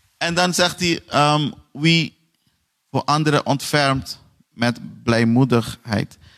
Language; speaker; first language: Dutch; non-native, fluent; Portuguese